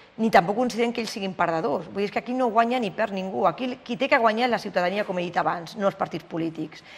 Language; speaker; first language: Catalan; non-native, local second language; Spanish